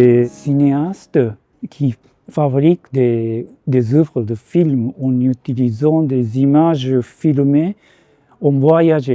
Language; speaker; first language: French; non-native, fluent; Japanese